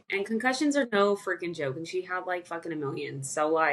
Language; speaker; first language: English; native; English